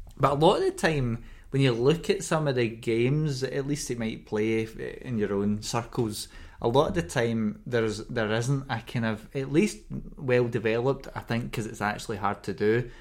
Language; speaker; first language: English; native; English